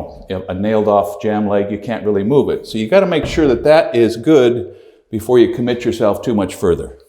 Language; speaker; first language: English; native; English